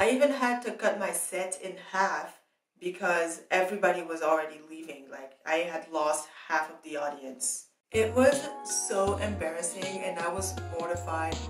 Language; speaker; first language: English; non-native, fluent; French